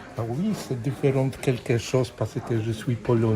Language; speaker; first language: French; non-native, learner; Polish